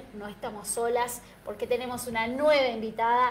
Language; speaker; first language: Spanish; native; Spanish